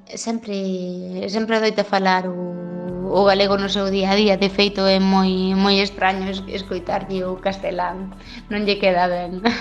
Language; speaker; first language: Galician; non-native, local second language; Spanish